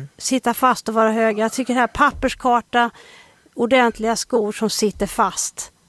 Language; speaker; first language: Swedish; native; Swedish